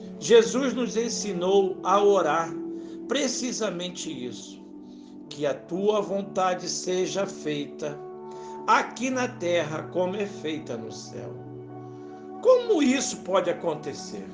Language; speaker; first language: Portuguese; native; Portuguese